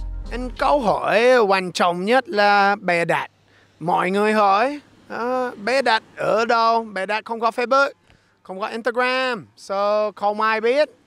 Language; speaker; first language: Vietnamese; non-native, learner; English